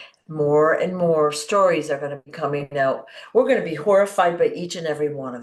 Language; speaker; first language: English; native; English